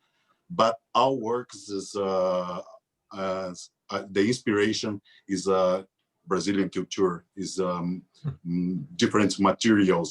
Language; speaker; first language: English; non-native, learner; Portuguese